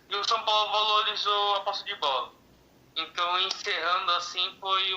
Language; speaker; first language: Portuguese; native; Portuguese